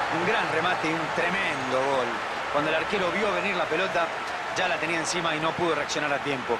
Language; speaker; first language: Spanish; native; Spanish